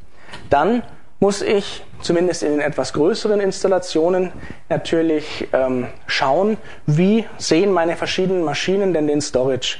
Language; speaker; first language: German; native; German